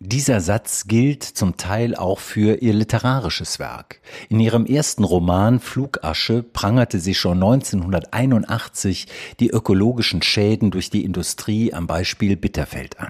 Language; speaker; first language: German; native; German